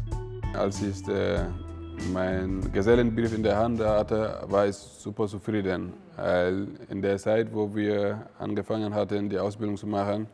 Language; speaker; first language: German; non-native, fluent; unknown